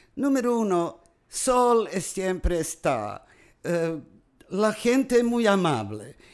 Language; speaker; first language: Spanish; non-native, fluent; Serbian